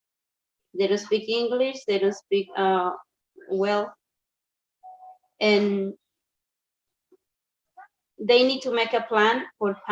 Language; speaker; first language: English; non-native, learner; Spanish